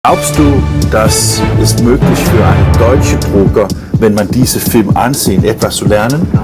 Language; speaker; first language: German; non-native, learner; Danish